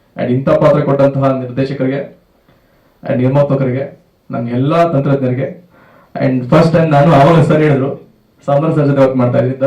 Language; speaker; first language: Kannada; native; Kannada